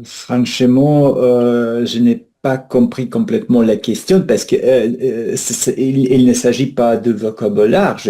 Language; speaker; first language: French; non-native, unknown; Russian